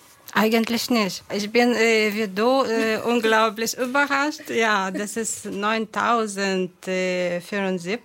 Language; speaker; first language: German; non-native, fluent; Ukrainian